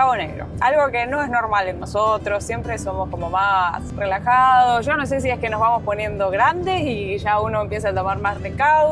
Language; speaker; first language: Spanish; native; Spanish